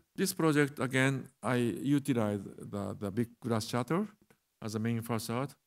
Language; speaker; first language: English; non-native, learner; Japanese